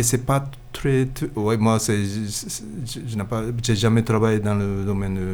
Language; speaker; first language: French; non-native, learner; Japanese